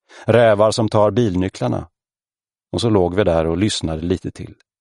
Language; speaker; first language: Swedish; native; Swedish